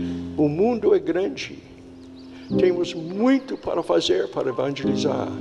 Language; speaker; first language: Portuguese; non-native, fluent; English